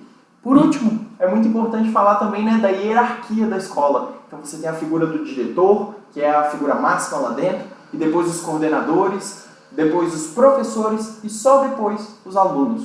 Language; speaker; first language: Portuguese; native; Portuguese